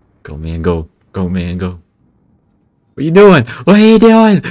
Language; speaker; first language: English; native; English